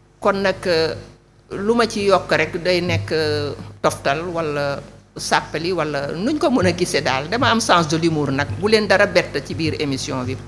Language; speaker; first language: Wolof; non-native, local second language; Fula